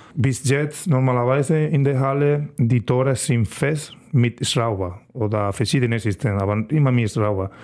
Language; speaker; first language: German; non-native, learner; Spanish